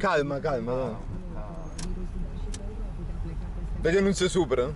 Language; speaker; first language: Romanian; non-native, learner; Italian